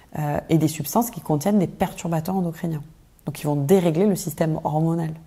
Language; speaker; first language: French; native; French